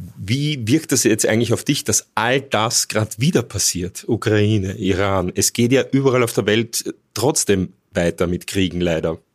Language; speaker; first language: German; native; German